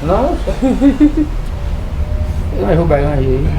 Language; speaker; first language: Portuguese; non-native, learner; Haitian Creole